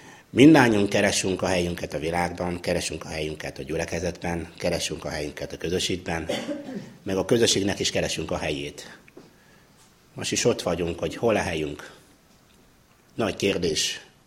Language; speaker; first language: Hungarian; non-native, fluent; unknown